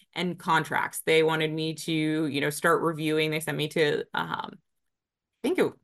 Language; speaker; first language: English; native; English